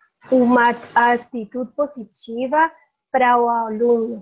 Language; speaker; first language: Portuguese; non-native, learner; Spanish